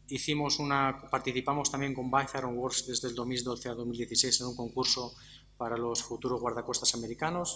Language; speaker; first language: Spanish; native; Spanish